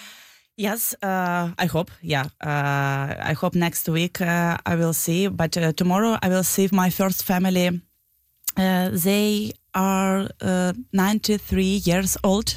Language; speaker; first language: English; non-native, learner; Ukrainian